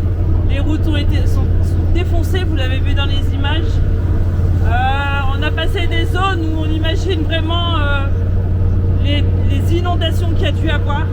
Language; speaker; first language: French; native; French